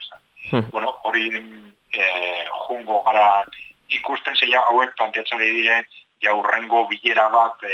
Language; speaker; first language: Basque; native; Basque